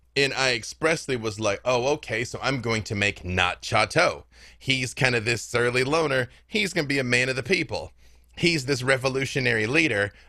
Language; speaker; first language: English; native; English